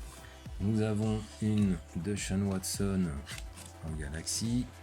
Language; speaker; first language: French; native; French